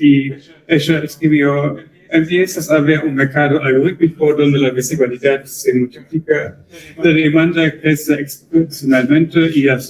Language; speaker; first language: Spanish; non-native, learner; German